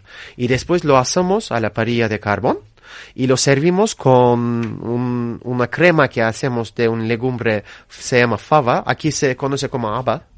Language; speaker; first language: Spanish; non-native, fluent; Turkish